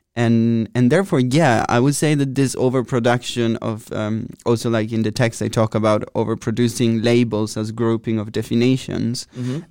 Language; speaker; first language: English; non-native, fluent; Italian